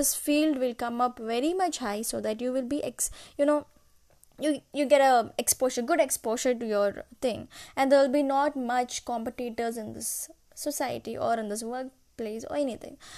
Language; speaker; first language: English; non-native, local second language; Malayalam